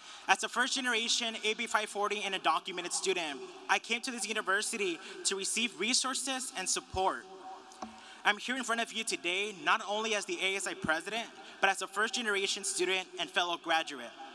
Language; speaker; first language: English; early bilingual, other home language; Spanish